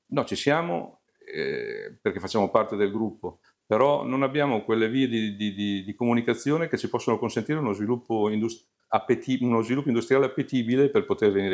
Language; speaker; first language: Italian; native; Italian